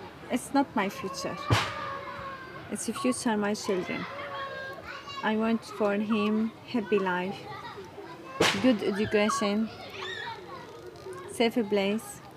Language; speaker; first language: English; non-native, learner; Arabic